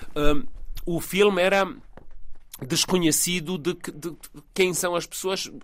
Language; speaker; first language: Portuguese; non-native, fluent; Serbian